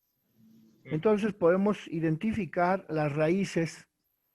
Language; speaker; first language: Spanish; native; Spanish